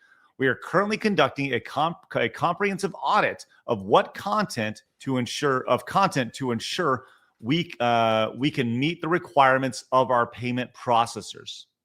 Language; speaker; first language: English; native; English